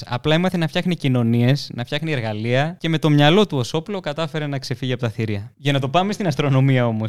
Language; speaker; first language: Greek; native; Greek